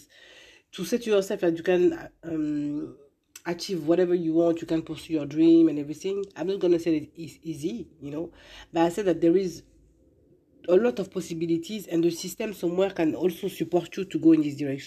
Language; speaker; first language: English; non-native, fluent; French